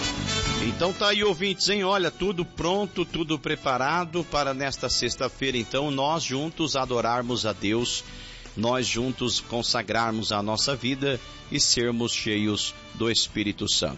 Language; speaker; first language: Portuguese; native; Portuguese